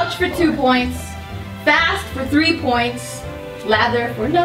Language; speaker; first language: English; native; English